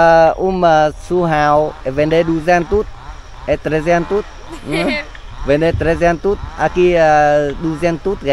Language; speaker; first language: Portuguese; non-native, learner; Vietnamese